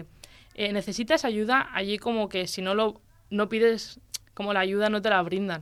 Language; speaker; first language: Spanish; native; Spanish